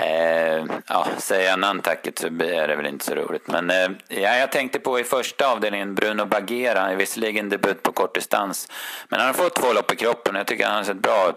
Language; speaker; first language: Swedish; native; Swedish